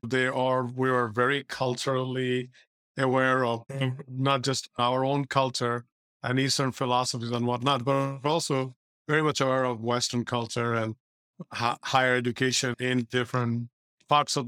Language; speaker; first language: English; non-native, local second language; Bangla